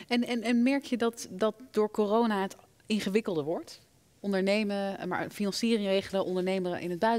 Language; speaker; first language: Dutch; native; Dutch